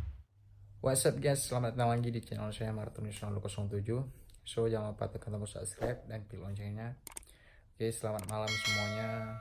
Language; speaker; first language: Indonesian; non-native, local second language; Achinese